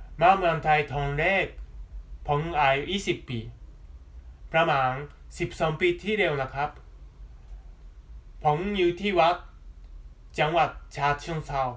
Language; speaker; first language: Thai; non-native, fluent; Japanese